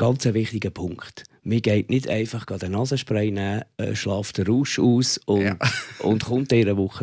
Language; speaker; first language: German; native; German